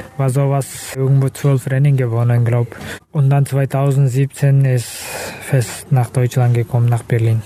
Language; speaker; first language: German; non-native, learner; Kazakh